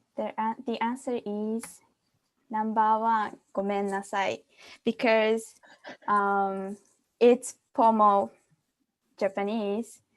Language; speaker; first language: English; non-native, fluent; Japanese